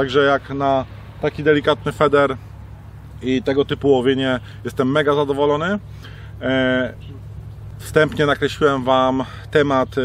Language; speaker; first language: Polish; native; Polish